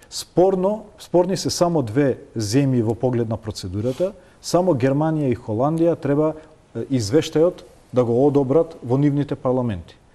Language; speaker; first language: Macedonian; non-native, local second language; Albanian